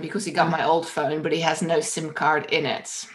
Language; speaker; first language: English; non-native, fluent; Dutch